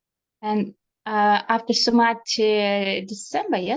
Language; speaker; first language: English; non-native, learner; Russian